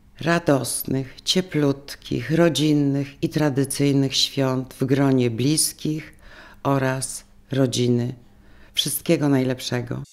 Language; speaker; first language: Polish; native; Polish